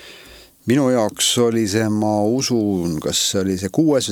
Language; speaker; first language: Estonian; native; Estonian